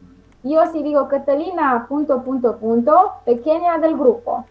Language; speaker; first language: Spanish; non-native, fluent; Romanian